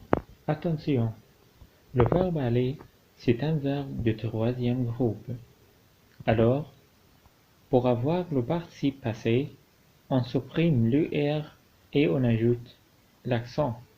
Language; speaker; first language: French; non-native, local second language; Arabic